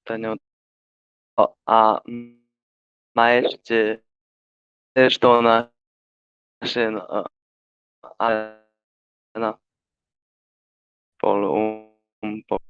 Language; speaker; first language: Portuguese; non-native, learner; Chinese